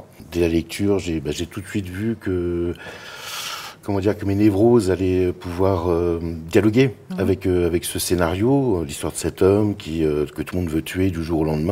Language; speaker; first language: French; native; French